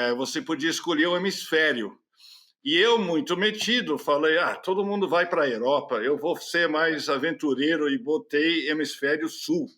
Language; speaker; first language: Portuguese; non-native, fluent; English